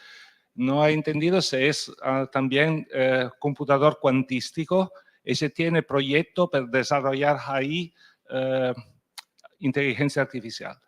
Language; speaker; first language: Spanish; non-native, fluent; Italian